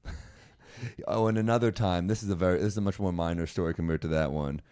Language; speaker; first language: English; native; English